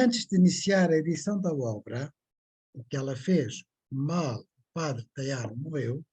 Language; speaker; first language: Portuguese; native; Portuguese